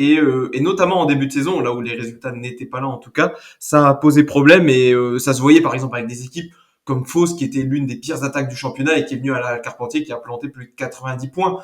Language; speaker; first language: French; native; French